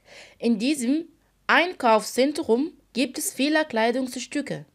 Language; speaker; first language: German; non-native, fluent; Arabic